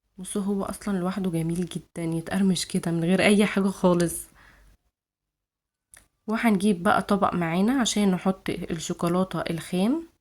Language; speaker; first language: Arabic; native; Arabic